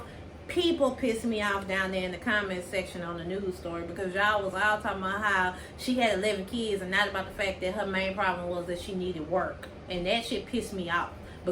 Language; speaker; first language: English; native; English